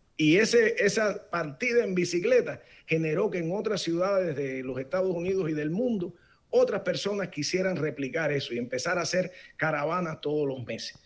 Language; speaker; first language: Spanish; native; Spanish